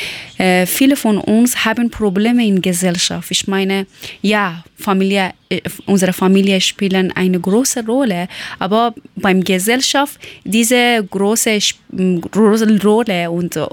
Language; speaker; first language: German; non-native, learner; Persian